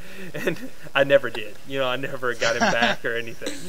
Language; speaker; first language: English; native; English